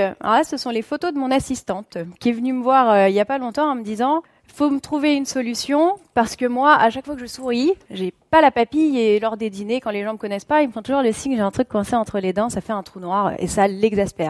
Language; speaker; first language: French; native; French